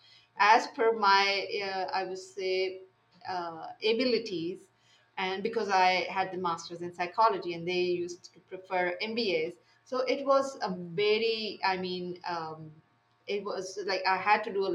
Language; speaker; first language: English; non-native, local second language; Urdu